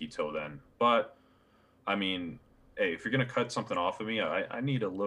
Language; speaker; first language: English; native; English